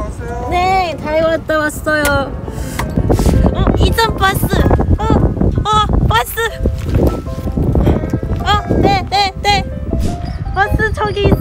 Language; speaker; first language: Korean; non-native, learner; Cantonese